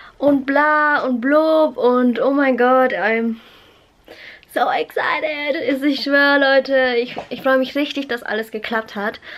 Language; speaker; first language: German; early bilingual, other home language; Vietnamese